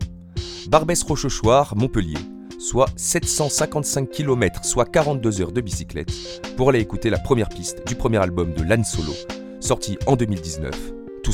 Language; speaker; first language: French; native; French